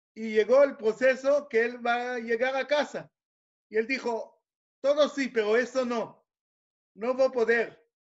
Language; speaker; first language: Spanish; non-native, fluent; Hebrew